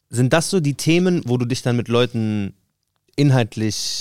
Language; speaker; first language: German; native; German